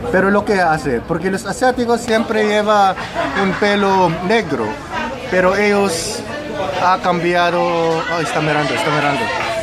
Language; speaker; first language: Spanish; non-native, fluent; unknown